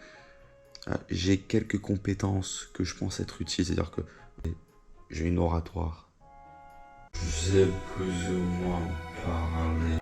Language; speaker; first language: French; native; French